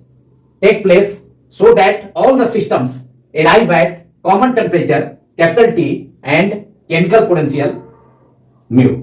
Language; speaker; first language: English; non-native, local second language; Hindi